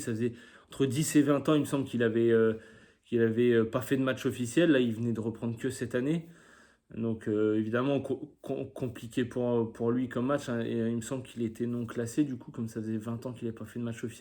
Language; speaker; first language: French; native; French